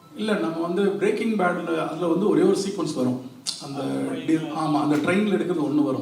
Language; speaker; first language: Tamil; native; Tamil